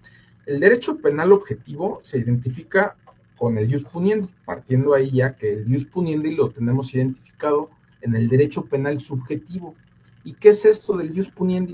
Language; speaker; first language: Spanish; native; Spanish